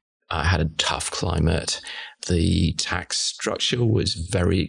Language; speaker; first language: English; native; English